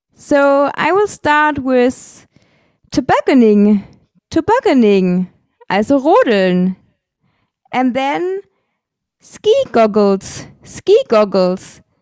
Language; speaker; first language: English; non-native, fluent; German